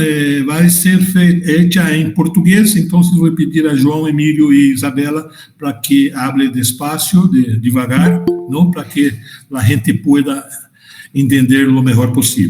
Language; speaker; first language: Spanish; non-native, fluent; Portuguese